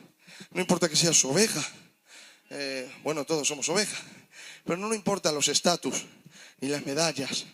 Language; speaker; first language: Spanish; native; Spanish